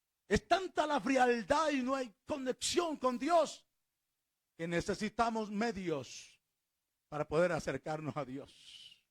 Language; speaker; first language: Spanish; native; Spanish